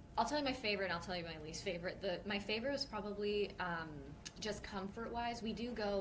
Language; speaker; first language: English; native; English